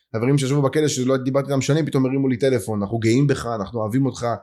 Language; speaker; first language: Hebrew; native; Hebrew